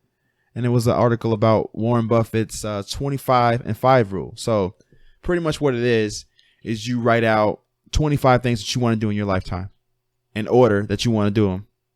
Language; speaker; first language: English; native; English